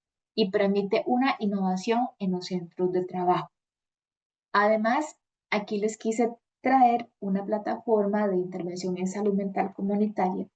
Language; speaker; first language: Spanish; native; Spanish